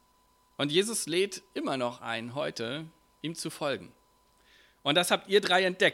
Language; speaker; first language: German; native; German